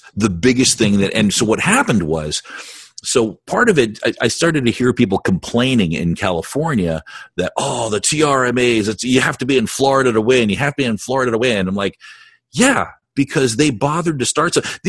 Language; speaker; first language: English; native; English